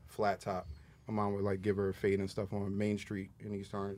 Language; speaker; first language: English; native; English